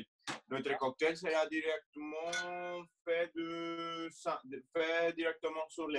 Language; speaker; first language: French; non-native, fluent; Spanish